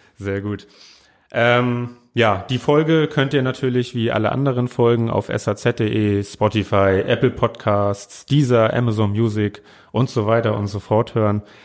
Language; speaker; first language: German; native; German